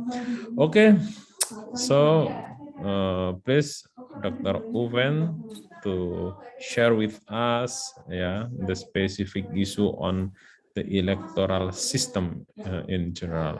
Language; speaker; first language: English; non-native, learner; Indonesian